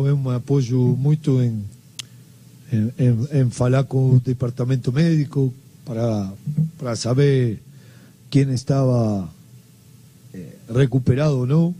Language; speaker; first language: Portuguese; non-native, learner; Spanish